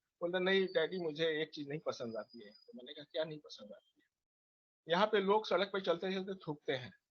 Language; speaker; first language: Hindi; native; Hindi